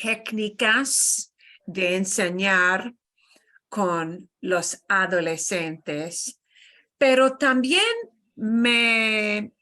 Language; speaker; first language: Spanish; non-native, fluent; English